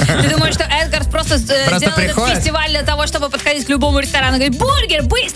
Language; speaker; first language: Russian; native; Russian